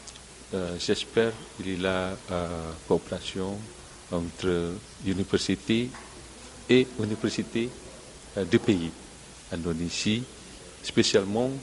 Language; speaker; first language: French; non-native, learner; Indonesian